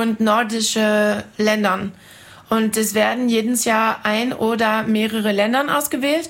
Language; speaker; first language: German; non-native, fluent; French